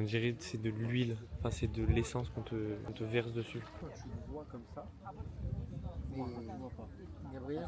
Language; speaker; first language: French; native; French